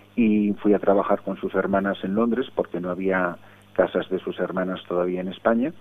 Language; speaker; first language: Spanish; early bilingual, other home language; English